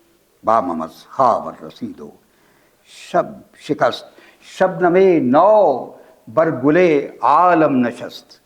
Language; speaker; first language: Persian; non-native, fluent; Urdu